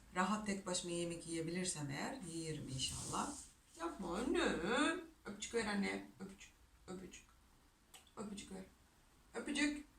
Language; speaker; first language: Turkish; non-native, fluent; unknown